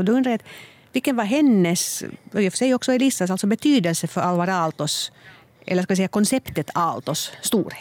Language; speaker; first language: Swedish; native; Swedish